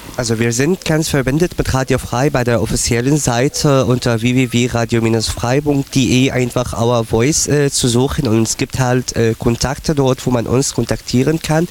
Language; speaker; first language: German; non-native, fluent; Arabic